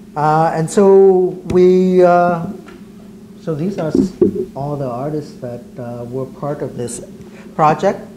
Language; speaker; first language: English; early bilingual, other home language; Vietnamese